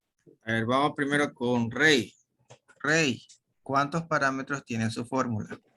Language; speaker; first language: Spanish; native; Spanish